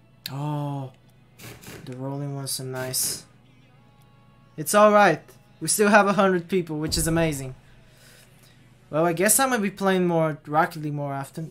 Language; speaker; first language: English; non-native, fluent; Bulgarian